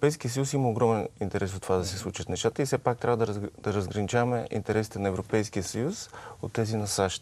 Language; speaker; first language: Bulgarian; native; Bulgarian